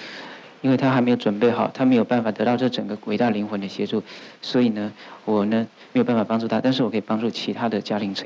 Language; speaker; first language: Chinese; native; Chinese